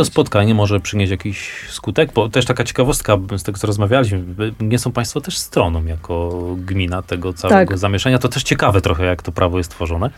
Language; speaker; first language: Polish; native; Polish